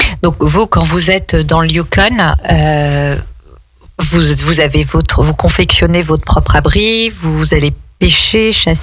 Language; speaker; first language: French; native; French